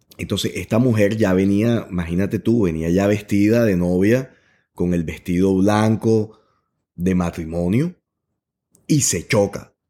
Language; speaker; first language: Spanish; native; Spanish